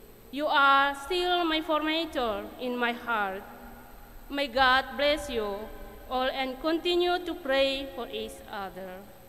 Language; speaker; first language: English; non-native, fluent; Indonesian